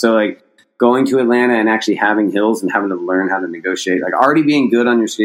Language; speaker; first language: English; native; English